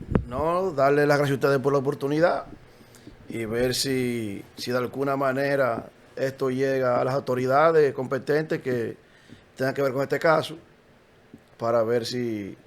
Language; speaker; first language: Spanish; native; Spanish